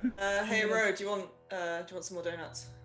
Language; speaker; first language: English; native; English